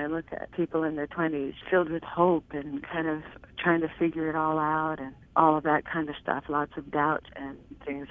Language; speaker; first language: English; native; English